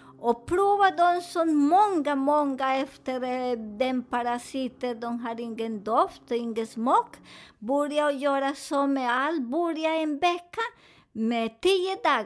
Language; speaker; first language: Swedish; non-native, fluent; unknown